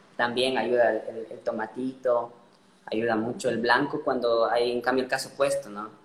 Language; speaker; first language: Spanish; native; Spanish